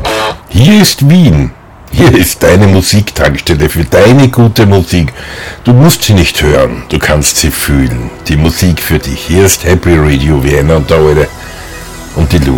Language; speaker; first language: German; native; German